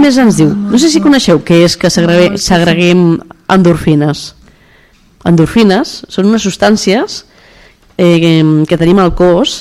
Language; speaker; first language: Catalan; native; Catalan